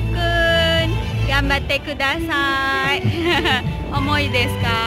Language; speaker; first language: Japanese; non-native, learner; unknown